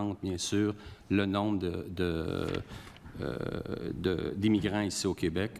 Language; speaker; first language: French; native; French